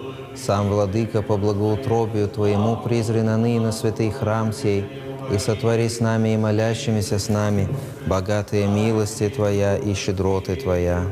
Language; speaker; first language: Russian; native; Russian